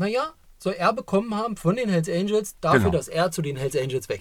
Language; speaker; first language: German; native; German